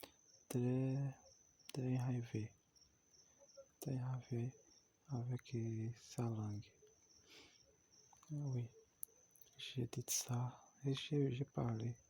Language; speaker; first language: French; non-native, learner; Portuguese